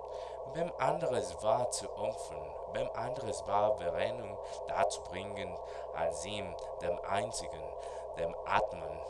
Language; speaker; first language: German; non-native, learner; Spanish